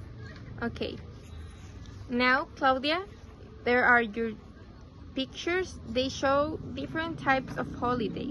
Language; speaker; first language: English; non-native, fluent; Spanish